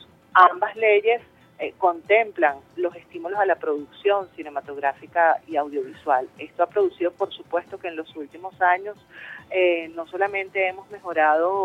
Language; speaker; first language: Spanish; native; Spanish